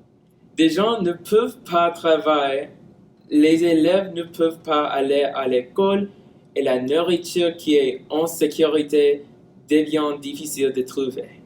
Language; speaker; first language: French; non-native, learner; English